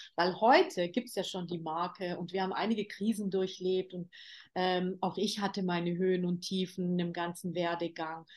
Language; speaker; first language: German; native; German